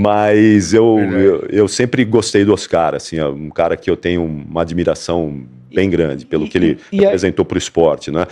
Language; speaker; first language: Portuguese; native; Portuguese